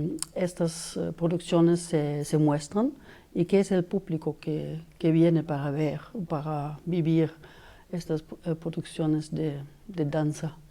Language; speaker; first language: Spanish; non-native, fluent; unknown